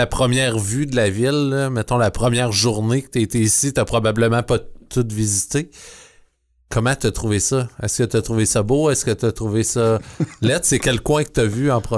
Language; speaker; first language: French; native; French